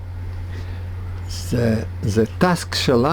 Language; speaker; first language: Hebrew; non-native, learner; Russian